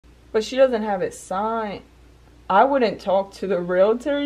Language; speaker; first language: English; native; English